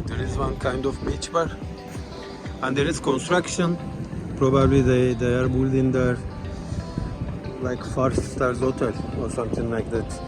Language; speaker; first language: English; non-native, learner; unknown